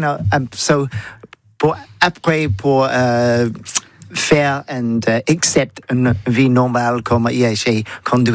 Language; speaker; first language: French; non-native, learner; English